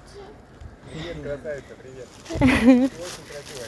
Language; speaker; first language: Russian; non-native, learner; Spanish